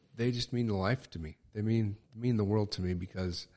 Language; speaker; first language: English; native; English